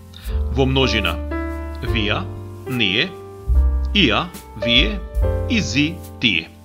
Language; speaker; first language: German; non-native, fluent; Macedonian